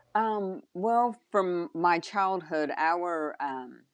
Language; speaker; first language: English; early bilingual, other home language; Spanish